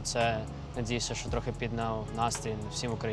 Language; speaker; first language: Ukrainian; early bilingual, other home language; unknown